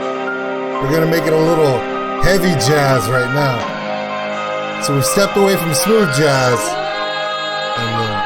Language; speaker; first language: English; native; English